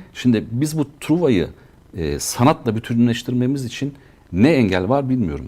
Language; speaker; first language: Turkish; native; Turkish